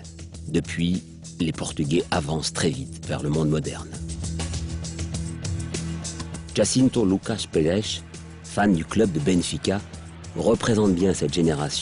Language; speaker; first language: French; native; French